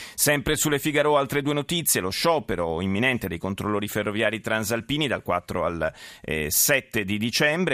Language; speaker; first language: Italian; native; Italian